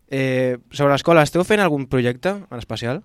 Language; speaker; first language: Catalan; native; Catalan